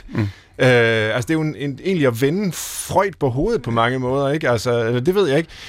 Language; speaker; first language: Danish; native; Danish